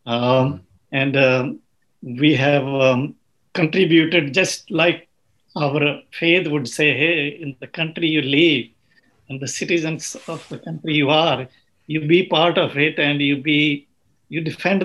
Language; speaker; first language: English; non-native, local second language; Punjabi